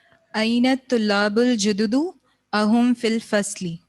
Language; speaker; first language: Arabic; non-native, learner; Urdu